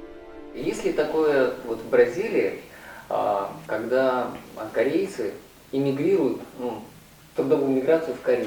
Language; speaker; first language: Russian; non-native, learner; Korean